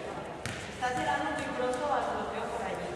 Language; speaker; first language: Spanish; native; Spanish